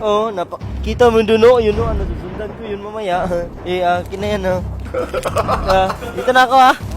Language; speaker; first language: Filipino; non-native, local second language; Cebuano